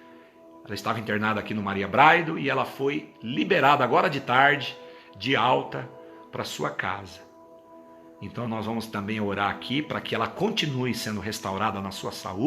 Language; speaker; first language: Portuguese; native; Portuguese